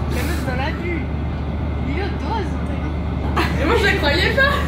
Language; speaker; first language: French; native; French